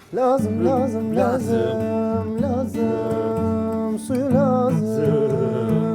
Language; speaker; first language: Turkish; native; Turkish